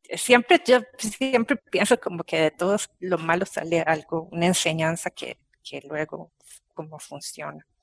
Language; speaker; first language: Spanish; native; Spanish